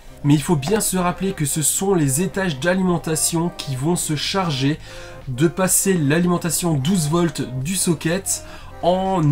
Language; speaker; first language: French; native; French